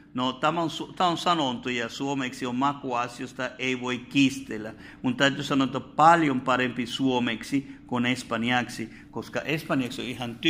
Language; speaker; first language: Finnish; non-native, fluent; Spanish